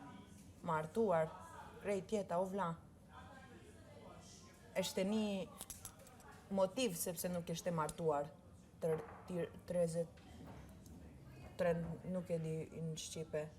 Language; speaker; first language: Albanian; early bilingual, heritage; Italian